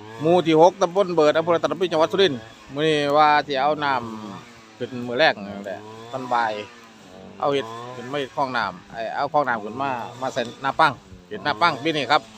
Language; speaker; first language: Thai; non-native, local second language; Northeastern Thai